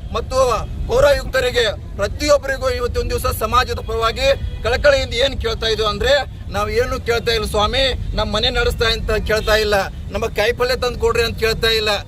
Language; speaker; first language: Kannada; non-native, local second language; Lambadi